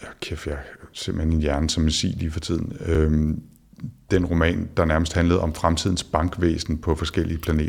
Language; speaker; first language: Danish; native; Danish